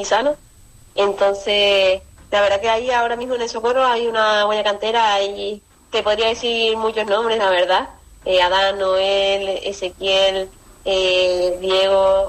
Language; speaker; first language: Spanish; native; Spanish